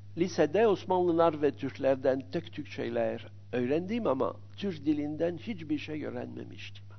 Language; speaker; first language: Turkish; non-native, fluent; French